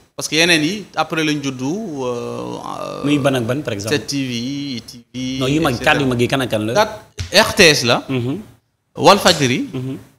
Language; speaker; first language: Wolof; native; Wolof